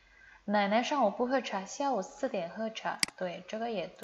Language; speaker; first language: Chinese; non-native, fluent; Indonesian